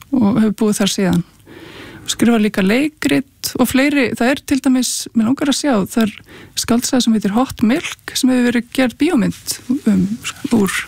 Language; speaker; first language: Icelandic; native; Icelandic